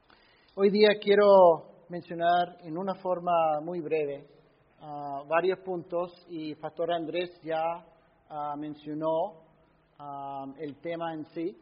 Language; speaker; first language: Spanish; non-native, fluent; English